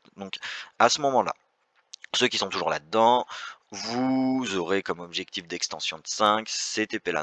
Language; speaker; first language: French; native; French